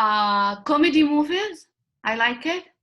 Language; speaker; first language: English; non-native, learner; Arabic